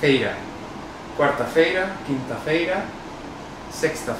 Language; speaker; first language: Portuguese; non-native, learner; Spanish